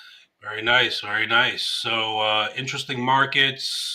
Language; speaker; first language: English; native; English